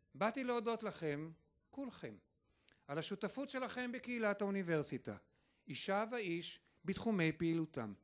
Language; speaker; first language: Hebrew; native; Hebrew